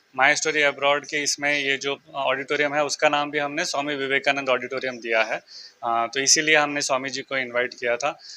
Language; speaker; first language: Hindi; non-native, local second language; Marathi